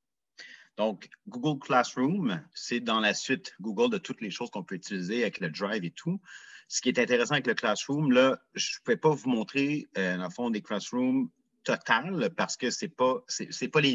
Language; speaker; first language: French; native; French